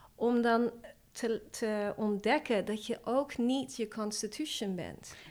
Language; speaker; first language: Dutch; non-native, fluent; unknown